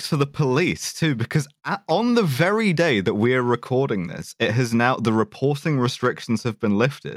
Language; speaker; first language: English; native; English